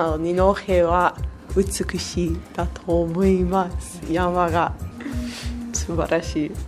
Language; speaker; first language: Japanese; non-native, learner; English